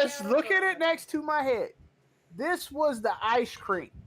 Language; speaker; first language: English; native; English